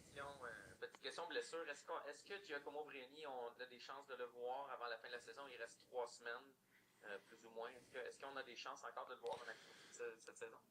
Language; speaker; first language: French; native; French